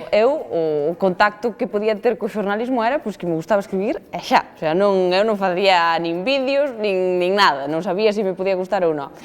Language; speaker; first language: Galician; native; Galician